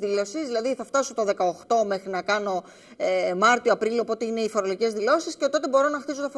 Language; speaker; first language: Greek; native; Greek